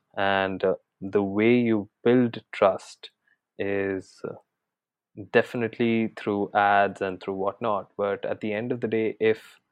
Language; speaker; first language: English; non-native, local second language; Hindi